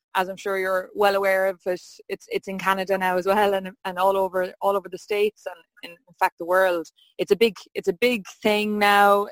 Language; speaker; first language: English; native; English